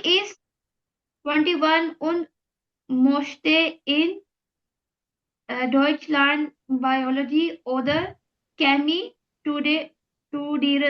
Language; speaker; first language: German; non-native, learner; Urdu